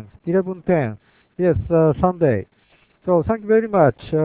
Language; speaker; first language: English; non-native, learner; Japanese